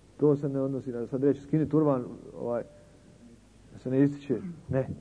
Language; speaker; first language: Bosnian; native; Bosnian